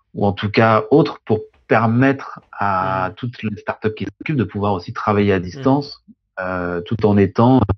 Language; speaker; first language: French; native; French